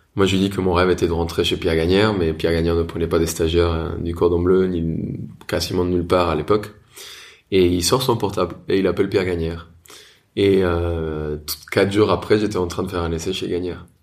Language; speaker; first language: French; non-native, fluent; Spanish